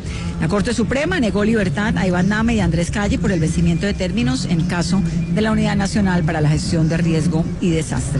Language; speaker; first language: Spanish; native; Spanish